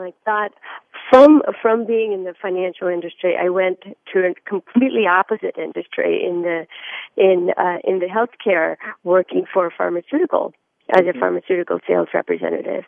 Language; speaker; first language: English; early bilingual, other home language; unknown